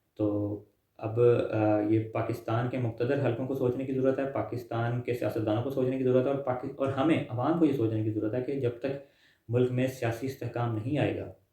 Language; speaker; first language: Urdu; native; Urdu